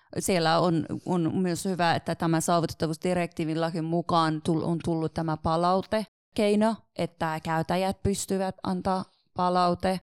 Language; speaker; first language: Finnish; non-native, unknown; Persian